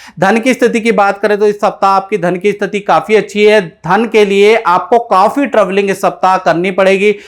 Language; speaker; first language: Hindi; native; Hindi